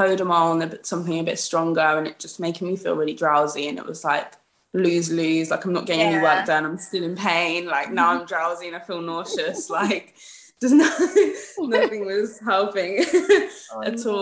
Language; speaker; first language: English; native; English